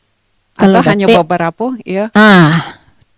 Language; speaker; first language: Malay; non-native, local second language; Minangkabau